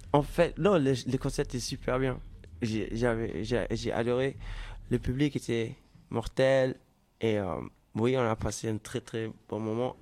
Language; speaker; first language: French; non-native, fluent; German